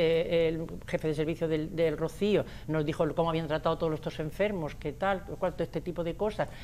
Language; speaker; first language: Spanish; native; Spanish